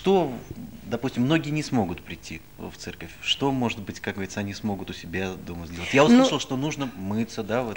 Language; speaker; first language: Russian; native; Russian